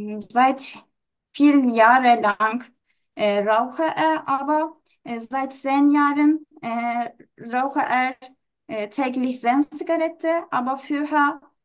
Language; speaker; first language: German; non-native, learner; Turkish